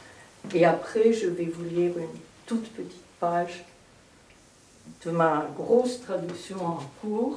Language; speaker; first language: French; early bilingual, heritage; French